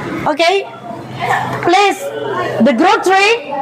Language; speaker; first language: English; non-native, learner; Indonesian